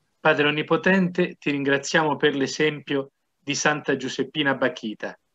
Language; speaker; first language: Italian; native; Italian